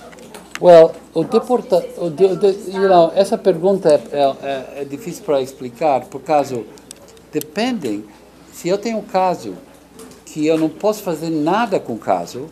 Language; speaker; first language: Portuguese; non-native, fluent; English